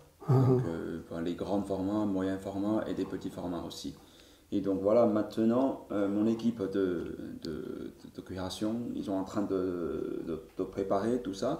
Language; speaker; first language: French; non-native, learner; Chinese